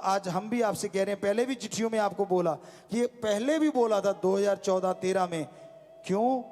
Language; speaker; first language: Hindi; non-native, local second language; Punjabi